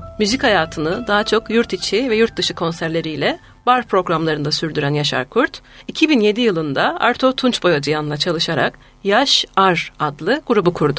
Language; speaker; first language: Turkish; native; Turkish